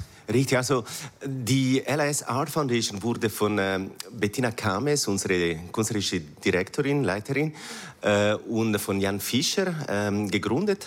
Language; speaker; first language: German; non-native, fluent; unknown